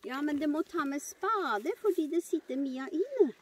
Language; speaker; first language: Norwegian; non-native, learner; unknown